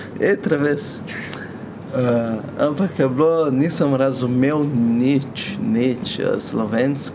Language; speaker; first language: Slovenian; non-native, fluent; Portuguese